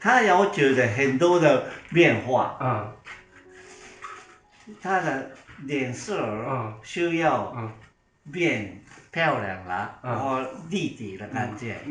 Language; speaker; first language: Chinese; non-native, learner; Japanese